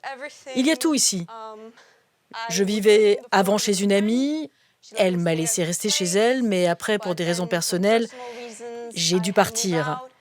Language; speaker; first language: French; non-native, fluent; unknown